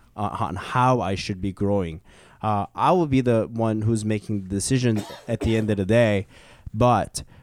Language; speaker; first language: English; early bilingual, other home language; Korean